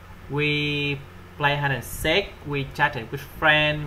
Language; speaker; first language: English; non-native, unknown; Vietnamese